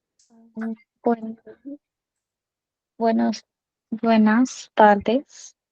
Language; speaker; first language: Spanish; non-native, learner; Hindi